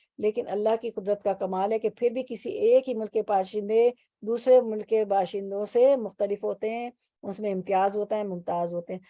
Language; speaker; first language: Urdu; native; Urdu